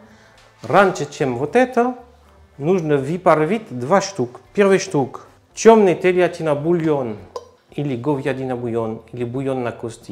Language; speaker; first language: Russian; non-native, learner; French